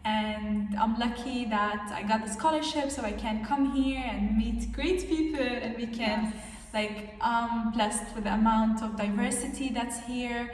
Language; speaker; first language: English; non-native, fluent; Arabic